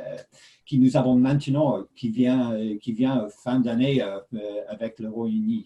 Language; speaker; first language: French; non-native, fluent; English